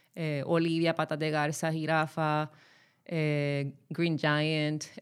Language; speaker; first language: Spanish; native; Spanish